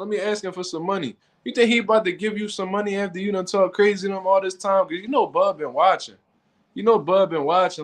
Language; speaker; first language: English; native; English